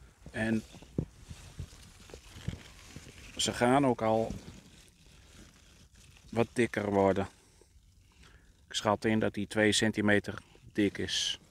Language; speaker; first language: Dutch; native; Dutch